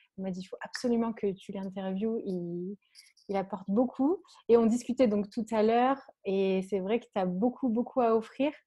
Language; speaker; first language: French; native; French